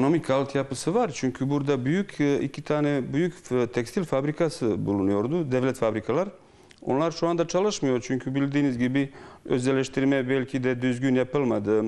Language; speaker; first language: Turkish; non-native, fluent; Bosnian